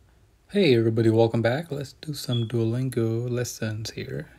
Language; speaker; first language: English; non-native, fluent; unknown